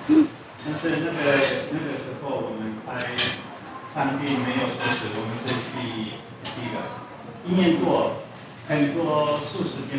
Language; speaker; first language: Chinese; non-native, learner; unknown